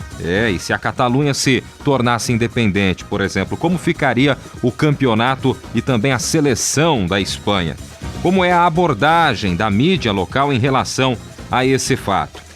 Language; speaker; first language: Portuguese; native; Portuguese